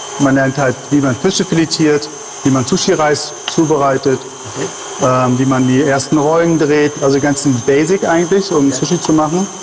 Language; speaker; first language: German; early bilingual, other home language; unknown